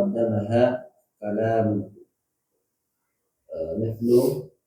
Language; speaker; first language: Arabic; non-native, learner; Indonesian